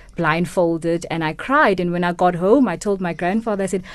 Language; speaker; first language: English; non-native, local second language; Tswana